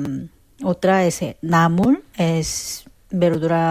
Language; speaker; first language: Spanish; early bilingual, other home language; Korean